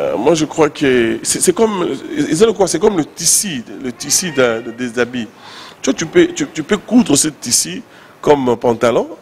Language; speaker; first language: French; non-native, local second language; Lingala